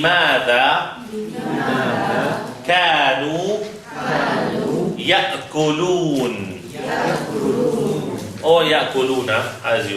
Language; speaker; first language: Arabic; non-native, fluent; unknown